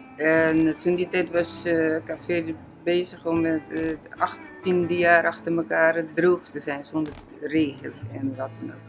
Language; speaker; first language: Dutch; non-native, learner; Portuguese